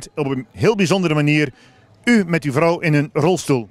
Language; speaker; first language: Dutch; native; Dutch